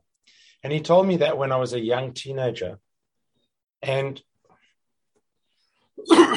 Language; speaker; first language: English; native; English